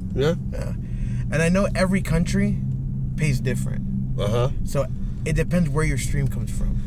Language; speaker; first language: English; native; English